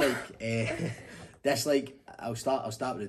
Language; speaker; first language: English; native; English